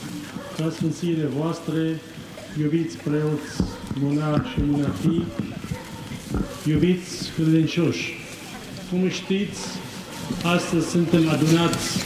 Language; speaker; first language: Romanian; non-native, fluent; Arabic